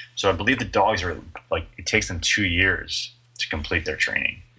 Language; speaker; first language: English; native; English